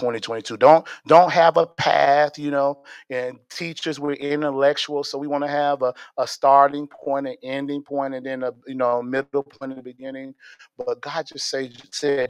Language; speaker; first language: English; native; English